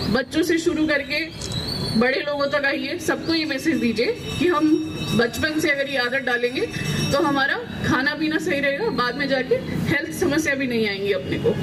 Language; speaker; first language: Hindi; non-native, local second language; Telugu